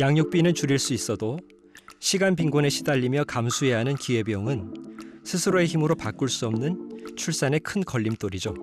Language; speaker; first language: Korean; native; Korean